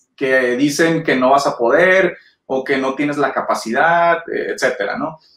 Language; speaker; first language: Spanish; native; Spanish